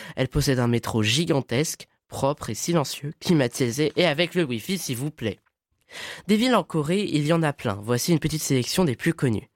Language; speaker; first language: French; native; French